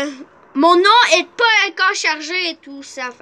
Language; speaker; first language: French; native; French